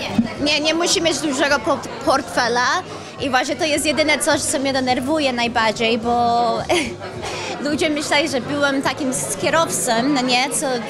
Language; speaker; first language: Polish; early bilingual, heritage; Polish